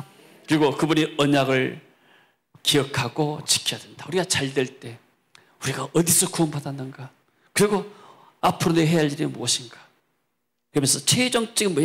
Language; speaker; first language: Korean; native; Korean